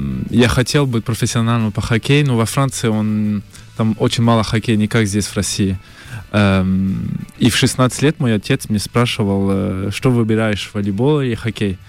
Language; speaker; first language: Russian; early bilingual, heritage; French